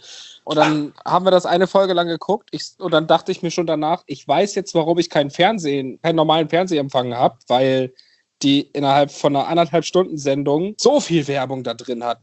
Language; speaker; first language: German; native; German